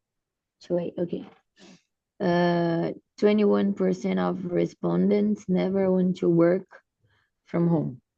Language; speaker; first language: English; non-native, learner; Portuguese